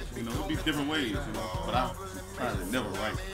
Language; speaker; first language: English; native; English